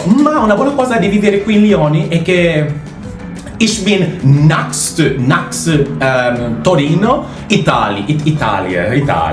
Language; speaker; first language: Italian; non-native, learner; English